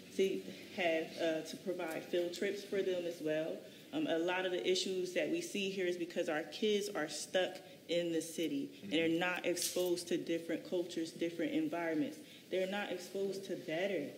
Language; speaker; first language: English; native; English